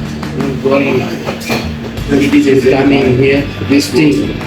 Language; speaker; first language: English; non-native, learner; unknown